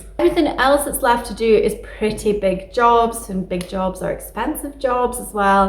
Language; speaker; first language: English; native; English